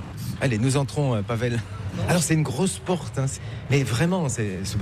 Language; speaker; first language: French; native; French